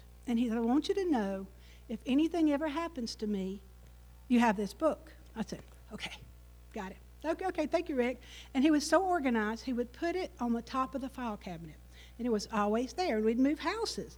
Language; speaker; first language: English; native; English